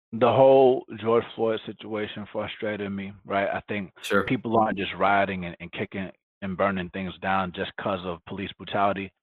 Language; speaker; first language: English; early bilingual, other home language; Spanish